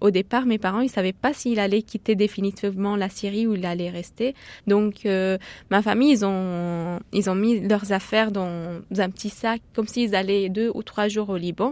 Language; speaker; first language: French; non-native, fluent; Arabic